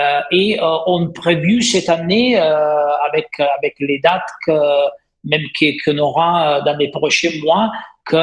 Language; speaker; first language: French; non-native, fluent; Italian